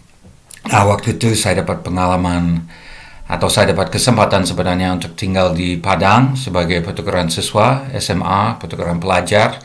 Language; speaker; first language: Indonesian; non-native, fluent; English